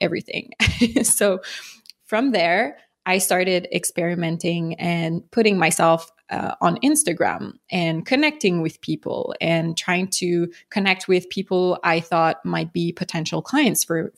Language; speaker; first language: English; non-native, fluent; French